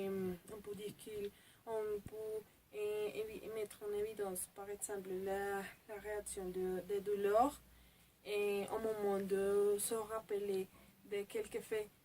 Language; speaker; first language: French; non-native, fluent; Spanish